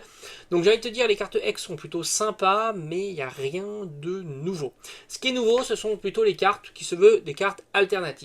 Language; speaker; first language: French; native; French